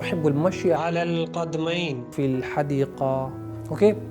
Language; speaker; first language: Arabic; non-native, fluent; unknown